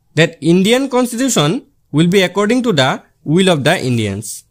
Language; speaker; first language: English; non-native, local second language; Assamese